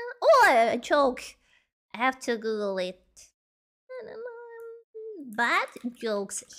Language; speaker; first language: English; non-native, learner; Spanish